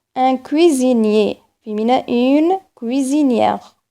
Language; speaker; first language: French; non-native, local second language; Arabic